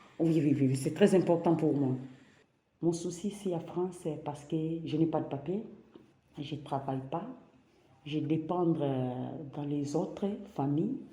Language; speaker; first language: French; non-native, local second language; Lingala